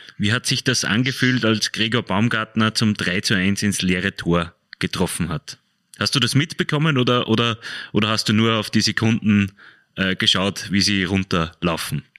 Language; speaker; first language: German; native; German